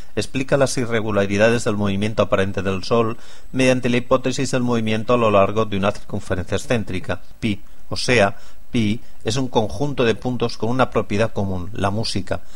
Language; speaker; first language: Spanish; non-native, local second language; Catalan